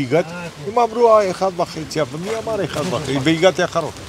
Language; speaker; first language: Hebrew; non-native, learner; Romanian